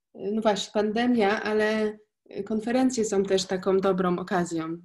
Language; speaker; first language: Polish; native; Polish